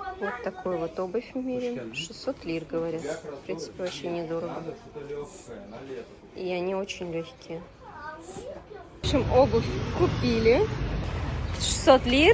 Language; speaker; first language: Russian; native; Russian